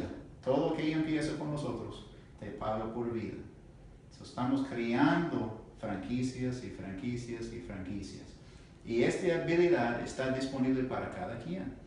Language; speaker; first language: Spanish; non-native, learner; English